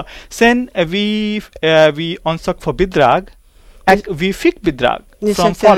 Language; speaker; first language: Swedish; non-native, learner; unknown